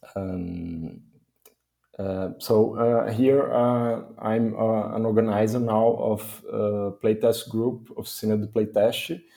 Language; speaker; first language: English; non-native, fluent; Portuguese